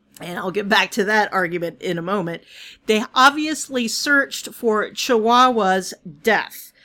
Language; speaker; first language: English; native; English